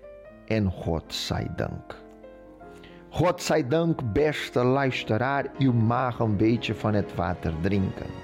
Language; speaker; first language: Dutch; non-native, fluent; Portuguese